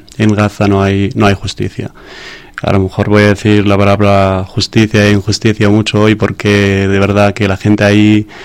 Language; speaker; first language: Spanish; non-native, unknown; Arabic